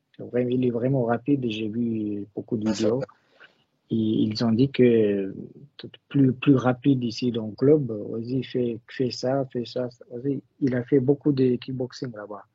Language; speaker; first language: French; non-native, learner; Russian